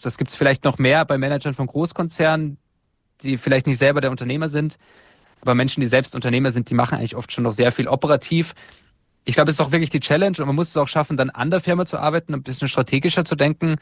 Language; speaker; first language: German; native; German